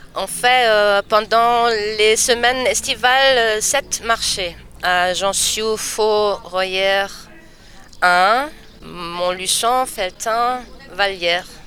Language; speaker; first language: French; non-native, fluent; German